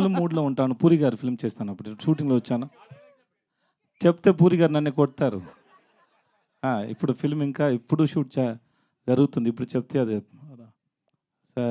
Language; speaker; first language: Telugu; non-native, learner; Tamil